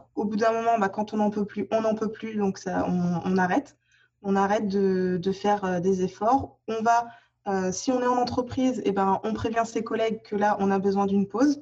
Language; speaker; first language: French; native; French